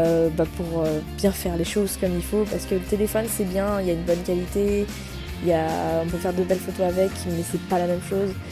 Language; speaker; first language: French; native; French